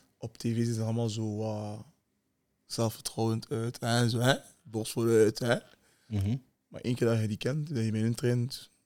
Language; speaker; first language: Dutch; native; Dutch